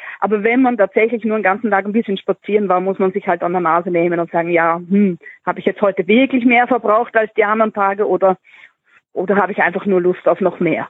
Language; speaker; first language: German; native; German